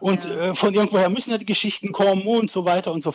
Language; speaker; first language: German; early bilingual, other home language; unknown